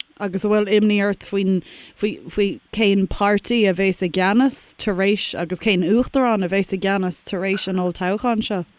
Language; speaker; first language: Irish; non-native, local second language; English